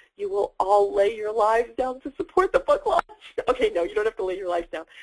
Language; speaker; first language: English; native; English